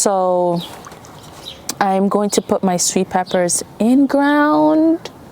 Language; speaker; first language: English; native; English